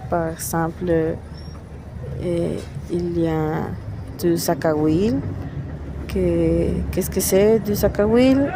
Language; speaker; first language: French; non-native, learner; Spanish